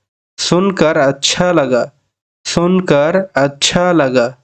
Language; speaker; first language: Hindi; non-native, learner; Bangla